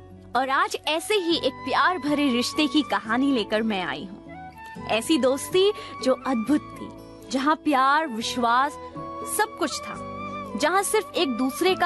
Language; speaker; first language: Hindi; native; Hindi